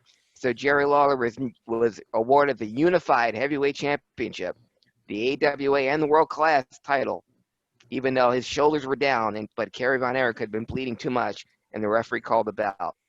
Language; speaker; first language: English; native; English